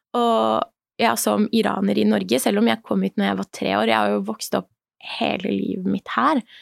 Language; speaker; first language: Norwegian; early bilingual, other home language; Persian